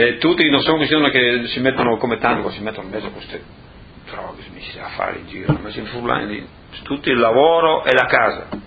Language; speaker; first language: Italian; native; Italian